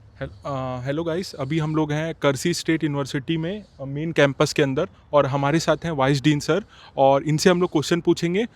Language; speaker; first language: Hindi; native; Hindi